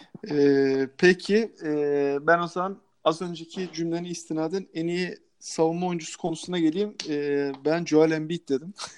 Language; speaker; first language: Turkish; native; Turkish